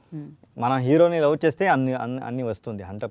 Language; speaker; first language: Telugu; non-native, learner; Kannada